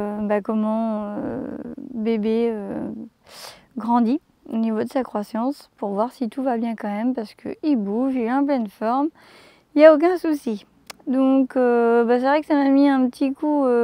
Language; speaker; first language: French; native; French